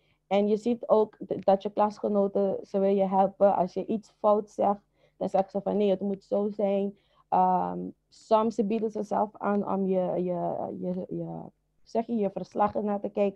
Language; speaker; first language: Dutch; non-native, local second language; Papiamento